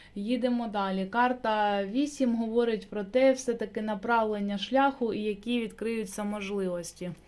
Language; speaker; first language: Ukrainian; non-native, local second language; Russian